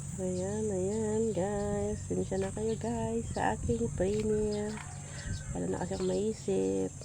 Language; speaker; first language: Filipino; non-native, local second language; Iloko